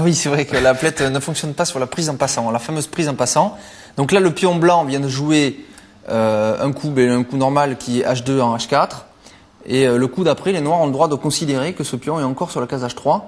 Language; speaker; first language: French; native; French